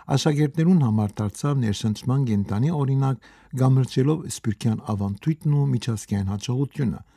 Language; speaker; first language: Armenian; native; Armenian